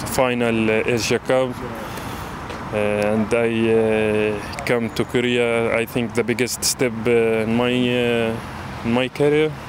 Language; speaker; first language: English; non-native, learner; Arabic